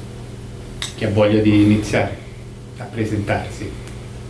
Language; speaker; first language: Italian; native; Italian